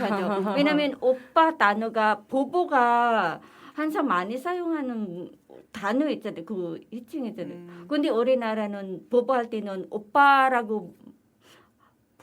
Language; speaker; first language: Korean; non-native, learner; Filipino